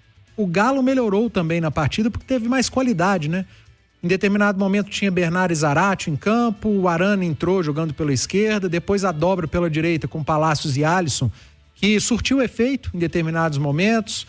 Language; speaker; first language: Portuguese; native; Portuguese